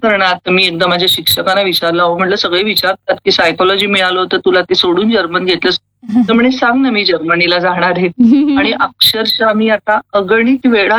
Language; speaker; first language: Marathi; non-native, local second language; Kannada